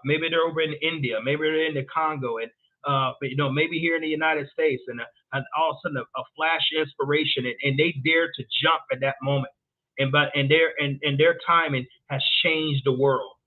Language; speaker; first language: English; native; English